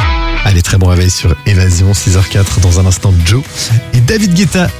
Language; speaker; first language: French; native; French